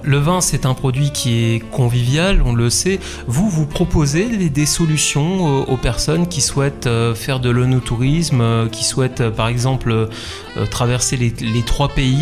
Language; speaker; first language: French; native; French